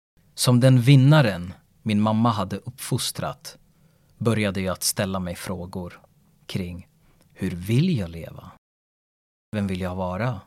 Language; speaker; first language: Swedish; early bilingual, other home language; Lingala